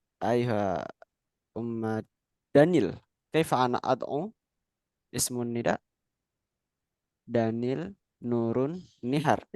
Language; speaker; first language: Arabic; non-native, fluent; Indonesian